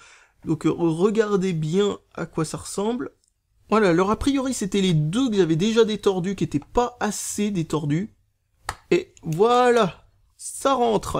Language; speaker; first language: French; native; French